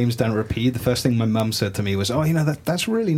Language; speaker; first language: English; native; English